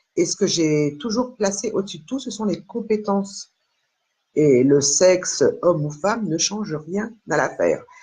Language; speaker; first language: French; native; French